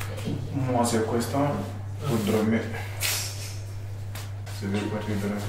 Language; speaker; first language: French; non-native, learner; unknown